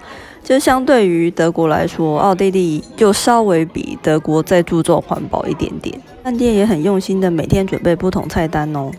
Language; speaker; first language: Chinese; native; Chinese